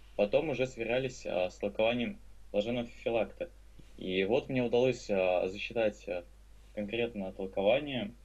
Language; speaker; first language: Russian; native; Russian